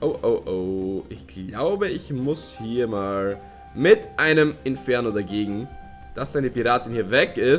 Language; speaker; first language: German; native; German